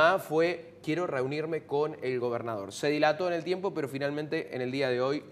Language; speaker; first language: Spanish; native; Spanish